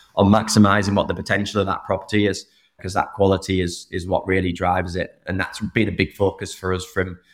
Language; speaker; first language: English; native; English